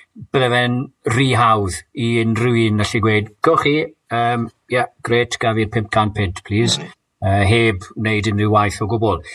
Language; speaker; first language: Welsh; native; Welsh